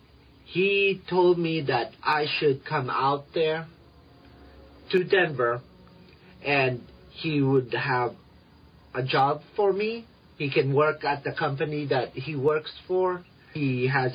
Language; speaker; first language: English; early bilingual, other home language; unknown